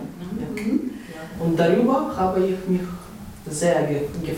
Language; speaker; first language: German; non-native, learner; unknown